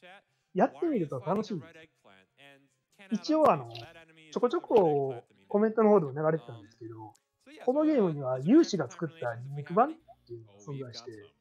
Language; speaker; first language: Japanese; native; Japanese